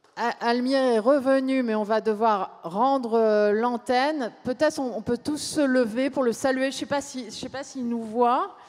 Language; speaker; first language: French; native; French